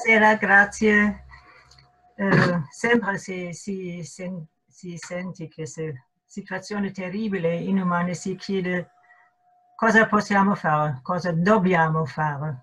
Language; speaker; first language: Italian; non-native, fluent; German